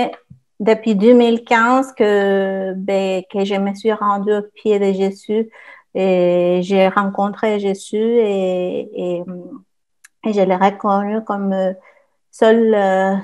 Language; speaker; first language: French; non-native, fluent; Spanish